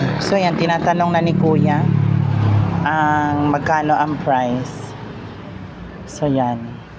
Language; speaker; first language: Filipino; non-native, local second language; Cebuano